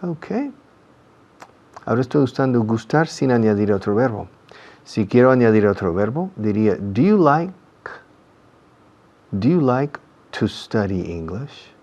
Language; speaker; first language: Spanish; non-native, fluent; English